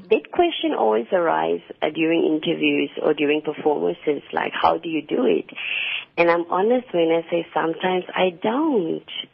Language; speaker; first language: English; non-native, local second language; Afrikaans